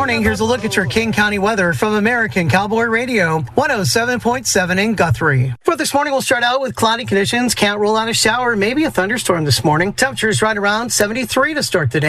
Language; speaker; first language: English; native; English